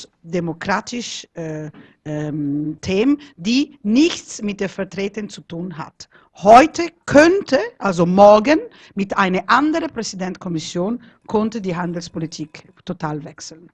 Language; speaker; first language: German; non-native, fluent; Italian